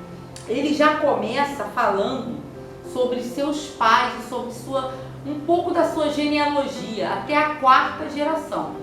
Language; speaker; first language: Portuguese; native; Portuguese